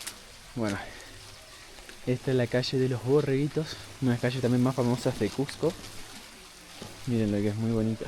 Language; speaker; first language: Spanish; native; Spanish